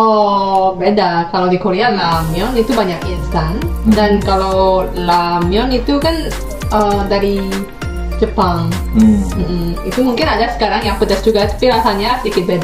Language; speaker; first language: Indonesian; non-native, fluent; Korean